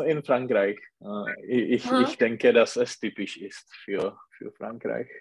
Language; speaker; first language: German; non-native, learner; Czech